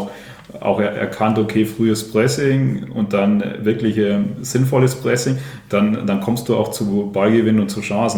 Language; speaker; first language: German; native; German